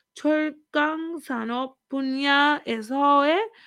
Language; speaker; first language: Korean; non-native, learner; English